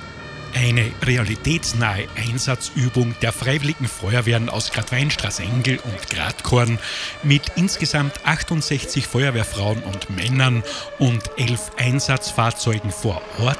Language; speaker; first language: German; native; German